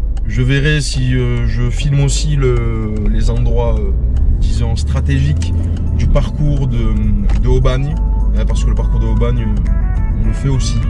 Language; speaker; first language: French; native; French